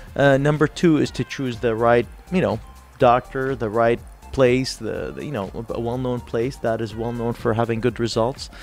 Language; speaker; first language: English; non-native, fluent; Arabic